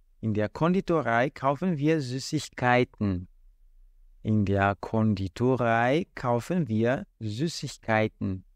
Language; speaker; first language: German; non-native, fluent; Portuguese